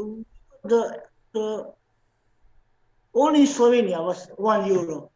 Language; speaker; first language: English; non-native, learner; Slovenian